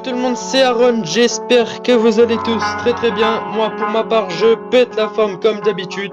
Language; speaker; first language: French; native; French